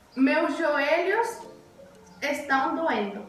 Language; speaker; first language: Portuguese; non-native, learner; Spanish